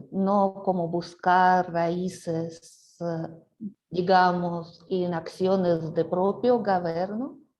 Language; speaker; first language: Spanish; non-native, fluent; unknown